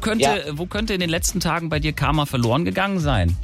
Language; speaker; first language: German; native; German